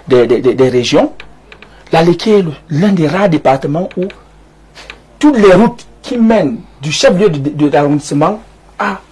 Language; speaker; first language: French; native; French